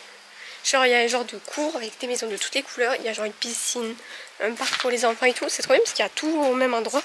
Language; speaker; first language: French; native; French